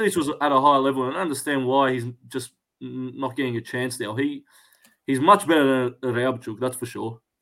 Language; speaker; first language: English; early bilingual, other home language; Greek